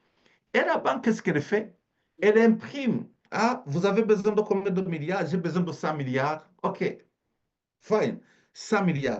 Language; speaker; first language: French; native; French